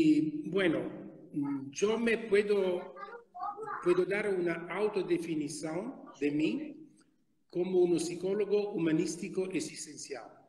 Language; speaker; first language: Spanish; non-native, fluent; Italian